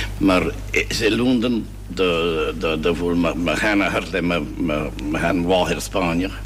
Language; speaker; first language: Irish; non-native, fluent; English